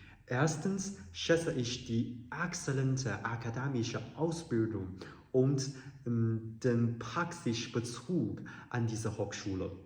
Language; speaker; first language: German; non-native, learner; Chinese